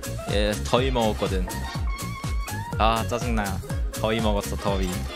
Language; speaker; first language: Korean; native; Korean